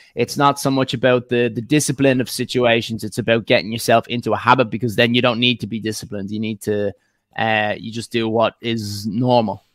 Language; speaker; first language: English; native; English